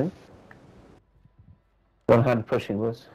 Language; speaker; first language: English; native; English